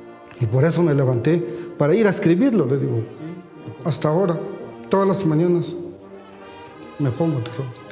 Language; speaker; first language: Spanish; non-native, local second language; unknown